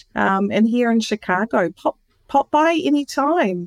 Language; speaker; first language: English; native; English